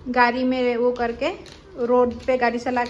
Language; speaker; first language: Hindi; non-native, local second language; Assamese